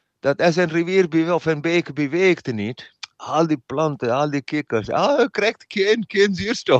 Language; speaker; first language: Dutch; non-native, learner; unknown